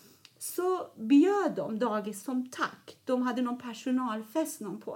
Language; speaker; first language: Swedish; non-native, fluent; Persian